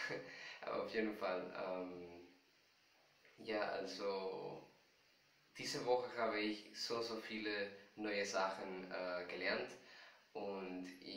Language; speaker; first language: German; non-native, fluent; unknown